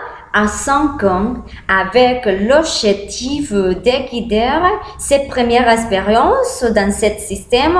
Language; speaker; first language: French; non-native, learner; Spanish